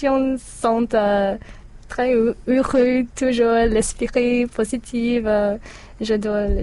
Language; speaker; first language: French; non-native, learner; English